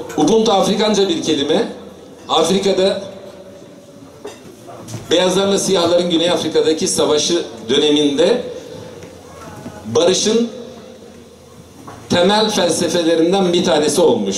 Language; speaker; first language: Turkish; native; Turkish